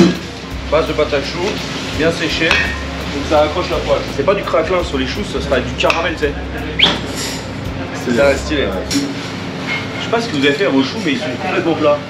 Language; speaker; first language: French; native; French